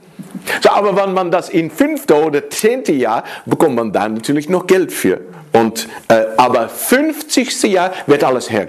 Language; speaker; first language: German; non-native, fluent; Dutch